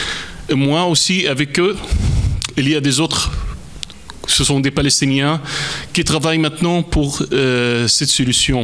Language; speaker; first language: French; non-native, fluent; Arabic